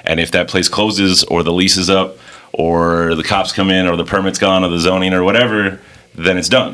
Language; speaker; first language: English; native; English